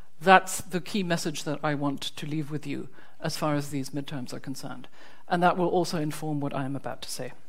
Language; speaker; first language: English; non-native, fluent; German